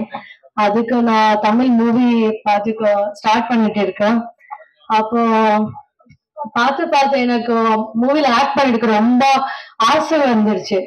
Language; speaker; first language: Tamil; non-native, learner; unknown